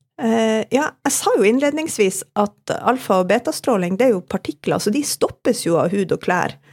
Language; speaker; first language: Norwegian; native; Norwegian